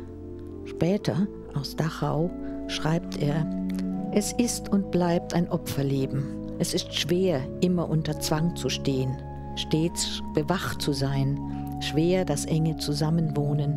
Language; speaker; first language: German; native; German